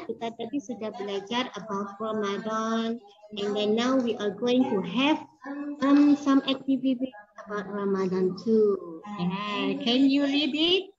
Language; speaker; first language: English; non-native, learner; Indonesian